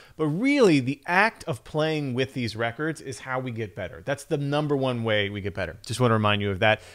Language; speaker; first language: English; native; English